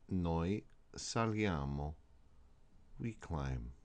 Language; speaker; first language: Italian; non-native, fluent; English